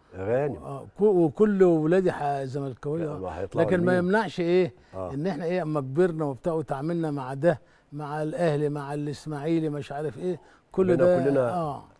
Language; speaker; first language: Arabic; native; Arabic